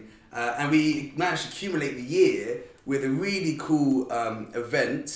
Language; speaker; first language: English; native; English